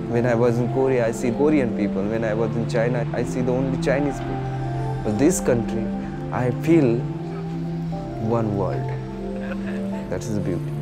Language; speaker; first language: English; non-native, local second language; Marathi